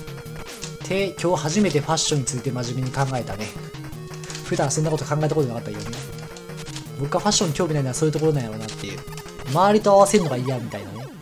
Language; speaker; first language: Japanese; native; Japanese